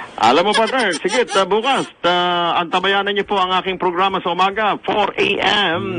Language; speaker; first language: Filipino; non-native, local second language; Hiligaynon